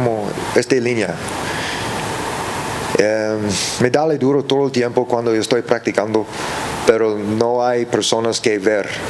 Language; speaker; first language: Spanish; early bilingual, heritage; English